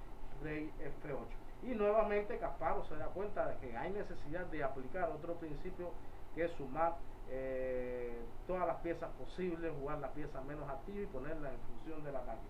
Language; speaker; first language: Spanish; native; Spanish